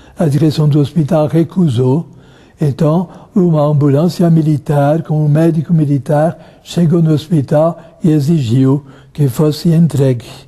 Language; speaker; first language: Portuguese; non-native, fluent; French